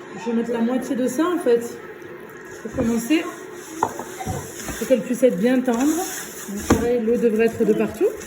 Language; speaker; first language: French; early bilingual, other home language; Arabic